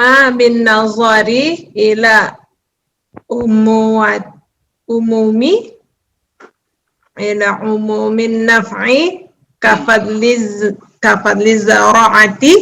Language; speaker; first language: Arabic; non-native, learner; Indonesian